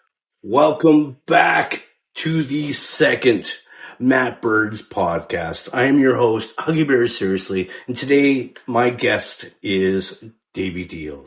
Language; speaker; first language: English; native; English